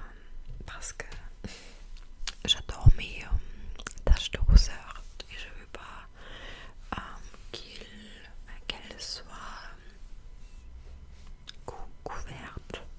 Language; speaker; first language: French; non-native, fluent; English